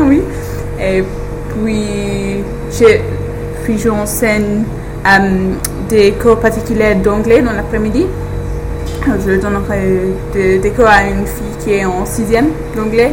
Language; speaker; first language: French; non-native, learner; English